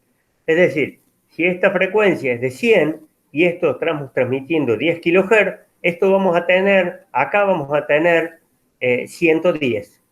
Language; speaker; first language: Spanish; native; Spanish